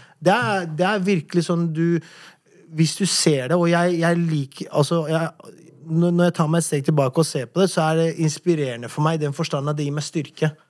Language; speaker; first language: Norwegian; native; Norwegian